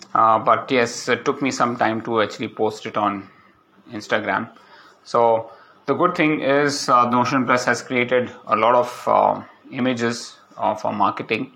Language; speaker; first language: English; non-native, local second language; Malayalam